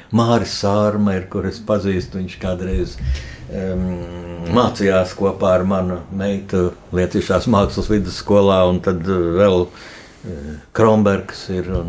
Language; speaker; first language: Latvian; native; Latvian